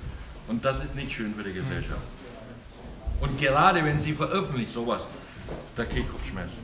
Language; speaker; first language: German; non-native, learner; Thai